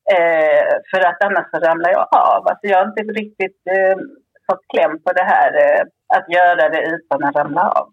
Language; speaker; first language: Swedish; early bilingual, other home language; Spanish